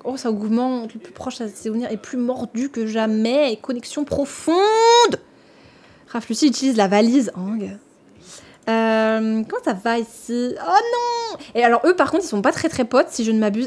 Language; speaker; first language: French; native; French